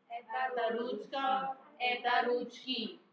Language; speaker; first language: Russian; non-native, learner; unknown